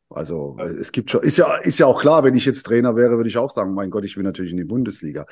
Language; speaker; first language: German; native; German